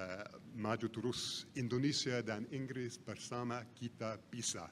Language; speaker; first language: Indonesian; non-native, fluent; English